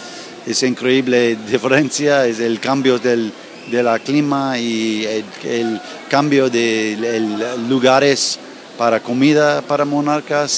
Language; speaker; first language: Spanish; non-native, learner; English